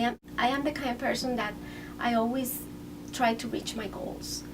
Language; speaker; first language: English; non-native, fluent; Spanish